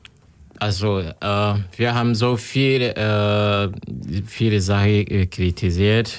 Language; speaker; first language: German; non-native, learner; Kinyarwanda